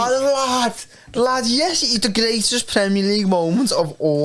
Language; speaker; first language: English; native; English